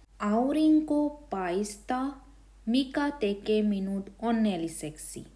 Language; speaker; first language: Finnish; non-native, fluent; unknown